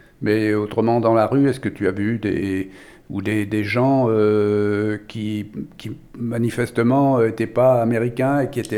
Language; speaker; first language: French; native; French